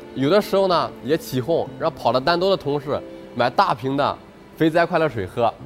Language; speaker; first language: Chinese; native; Chinese